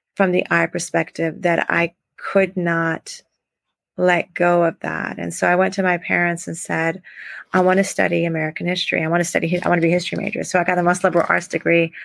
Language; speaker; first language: English; native; English